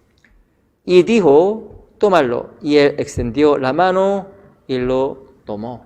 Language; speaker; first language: Spanish; non-native, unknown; Korean